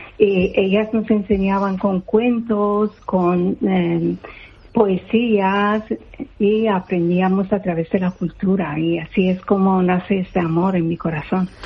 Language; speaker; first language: Spanish; non-native, fluent; Persian